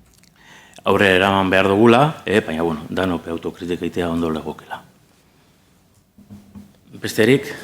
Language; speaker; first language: Basque; native; Basque